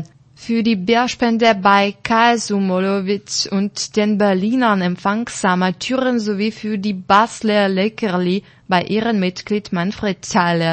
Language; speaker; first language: German; non-native, fluent; Russian